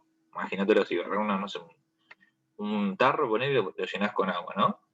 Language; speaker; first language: Spanish; native; Spanish